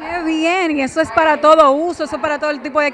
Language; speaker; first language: Spanish; native; Spanish